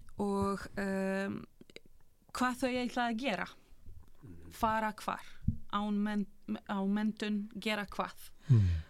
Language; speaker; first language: Icelandic; non-native, fluent; Polish